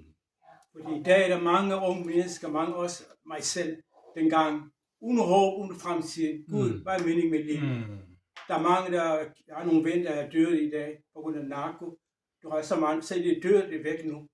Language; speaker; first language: Danish; non-native, fluent; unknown